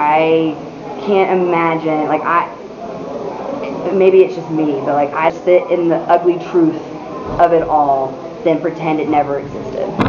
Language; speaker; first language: English; native; English